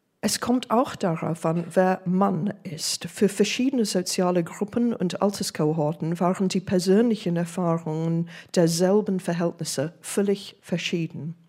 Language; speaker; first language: German; non-native, fluent; English